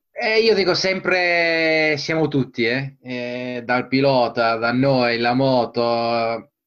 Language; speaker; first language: Italian; non-native, fluent; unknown